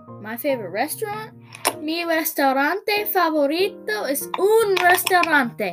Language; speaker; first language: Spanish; non-native, learner; English